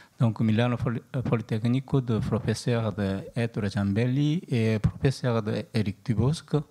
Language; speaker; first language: French; non-native, learner; Korean